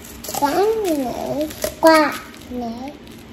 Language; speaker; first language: Vietnamese; early bilingual, heritage; English